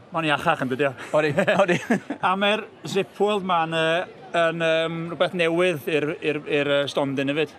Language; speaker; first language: Welsh; native; Welsh